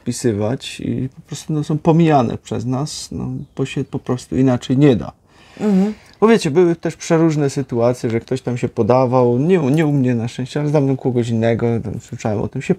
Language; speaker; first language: Polish; native; Polish